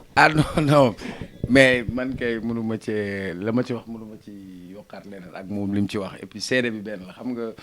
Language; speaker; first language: Wolof; non-native, local second language; Fula